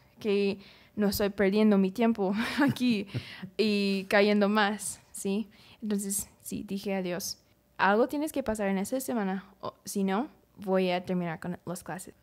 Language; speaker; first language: Spanish; non-native, learner; English